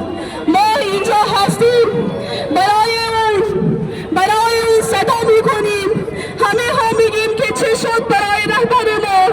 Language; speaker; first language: Persian; non-native, learner; Urdu